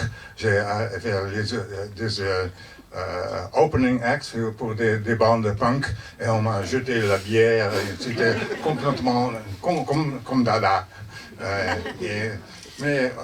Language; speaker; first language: French; non-native, learner; Dutch